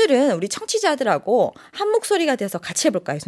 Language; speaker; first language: Korean; native; Korean